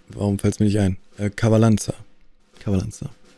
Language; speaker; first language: German; native; German